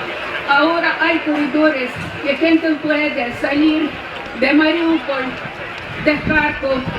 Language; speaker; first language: Spanish; non-native, fluent; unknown